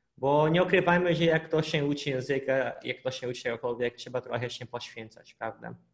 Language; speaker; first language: Polish; non-native, fluent; Portuguese